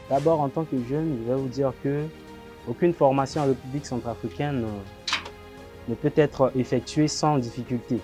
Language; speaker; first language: French; non-native, local second language; Sango